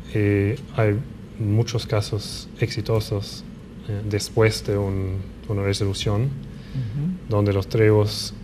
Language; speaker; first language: Spanish; non-native, fluent; English